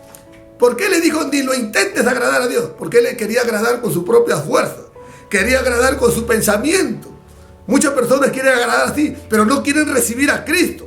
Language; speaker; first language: Spanish; native; Spanish